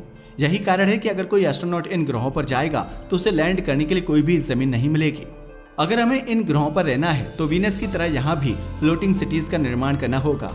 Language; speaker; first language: Hindi; native; Hindi